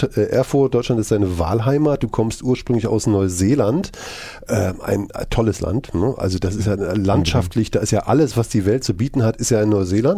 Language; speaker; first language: German; native; German